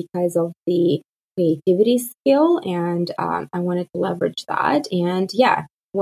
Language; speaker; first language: English; non-native, fluent; Russian